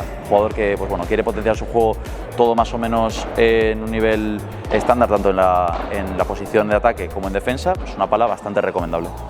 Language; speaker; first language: Spanish; native; Spanish